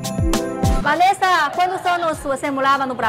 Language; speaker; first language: Portuguese; non-native, fluent; Chinese